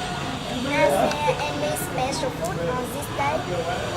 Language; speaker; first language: English; non-native, learner; Vietnamese